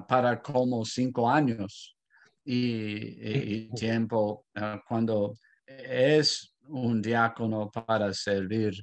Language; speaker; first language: Spanish; non-native, fluent; English